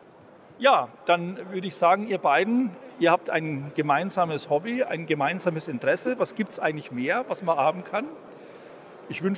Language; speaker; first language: German; native; German